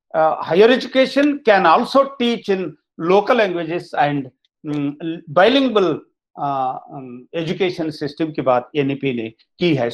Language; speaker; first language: Hindi; non-native, local second language; Kannada